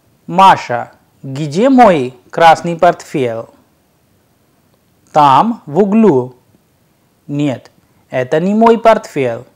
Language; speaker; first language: Russian; non-native, fluent; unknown